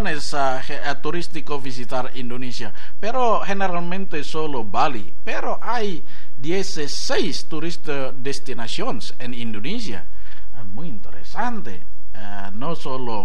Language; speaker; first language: Spanish; non-native, learner; Indonesian